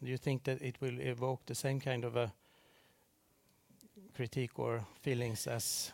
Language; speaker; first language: English; non-native, fluent; Swedish